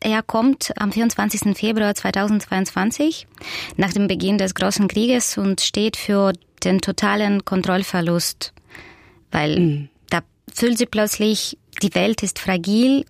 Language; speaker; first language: German; non-native, fluent; Russian